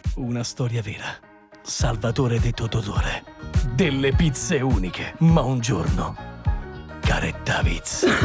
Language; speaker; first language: Italian; native; Italian